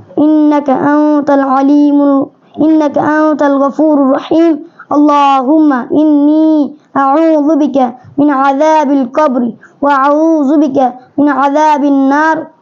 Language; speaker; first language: Arabic; non-native, learner; Bangla